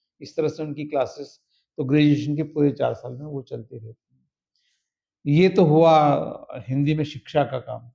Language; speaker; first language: Hindi; native; Hindi